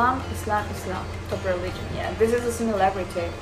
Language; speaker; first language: English; non-native, fluent; Urdu